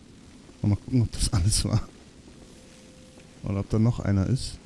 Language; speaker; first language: German; native; German